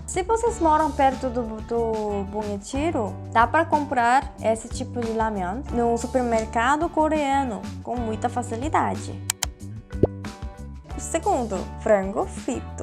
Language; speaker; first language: Portuguese; non-native, fluent; Korean